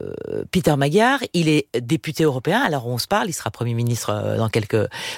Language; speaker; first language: French; native; French